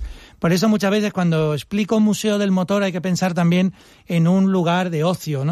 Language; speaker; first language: Spanish; native; Spanish